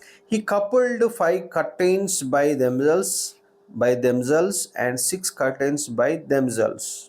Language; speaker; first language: English; non-native, local second language; Telugu